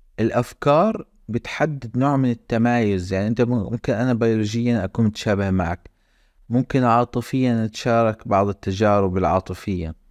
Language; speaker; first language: Arabic; native; Arabic